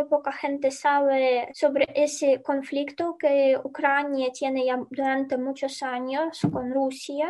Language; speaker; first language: Spanish; non-native, fluent; Ukrainian